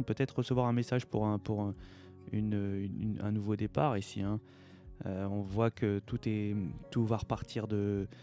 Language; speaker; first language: French; native; French